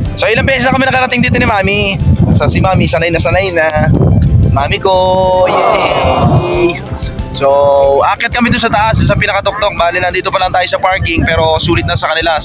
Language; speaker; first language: Filipino; native; Filipino